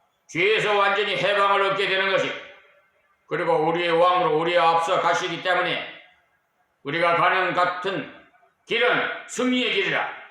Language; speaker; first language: Korean; native; Korean